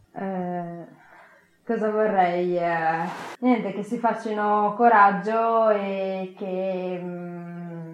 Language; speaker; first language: Italian; early bilingual, other home language; Kannada